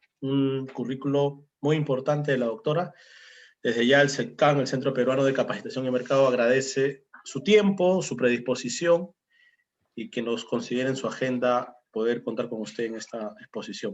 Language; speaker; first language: Spanish; native; Spanish